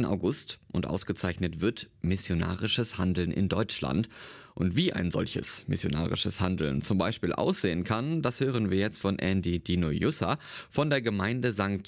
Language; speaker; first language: German; native; German